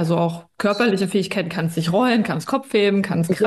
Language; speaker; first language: German; native; German